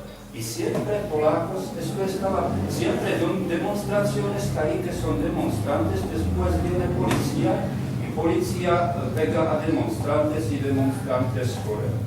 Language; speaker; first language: Spanish; non-native, learner; Czech